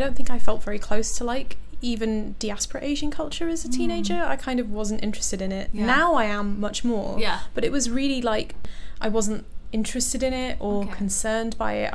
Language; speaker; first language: English; native; English